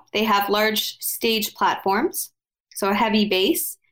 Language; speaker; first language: English; native; English